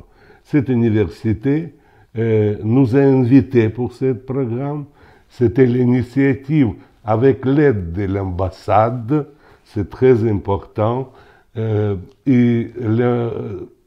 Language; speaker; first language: French; non-native, local second language; Ukrainian